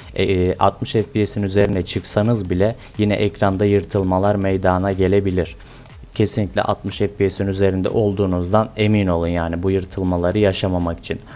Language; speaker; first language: Turkish; native; Turkish